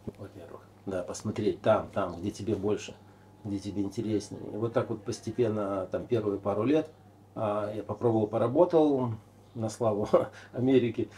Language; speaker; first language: Russian; native; Russian